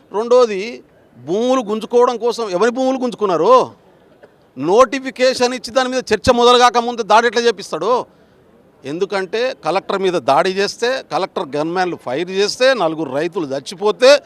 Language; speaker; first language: Telugu; non-native, local second language; Lambadi